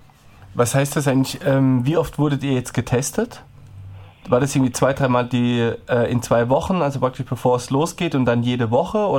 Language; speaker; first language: German; native; German